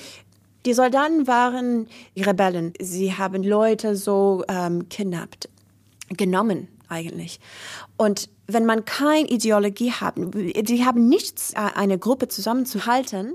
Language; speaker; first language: German; non-native, learner; English